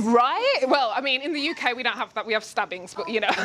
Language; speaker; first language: English; native; English